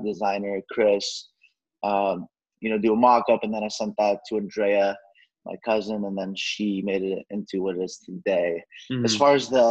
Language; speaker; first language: English; native; English